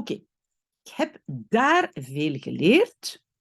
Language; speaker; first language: Dutch; non-native, local second language; French